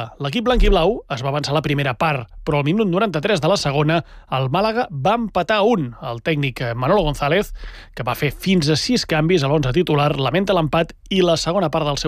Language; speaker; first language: Catalan; native; Catalan